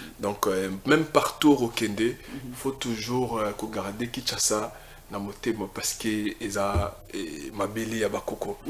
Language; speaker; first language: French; non-native, local second language; Lingala